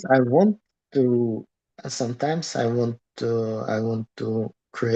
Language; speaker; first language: English; non-native, learner; Russian